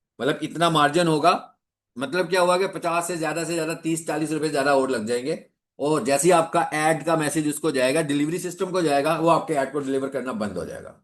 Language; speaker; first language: Urdu; non-native, local second language; Punjabi